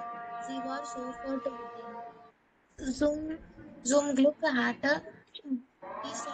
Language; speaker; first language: German; non-native, learner; Tamil